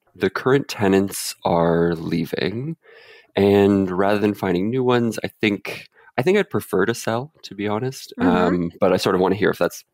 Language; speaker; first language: English; native; English